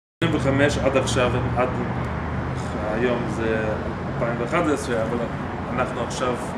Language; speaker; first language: Hebrew; non-native, fluent; English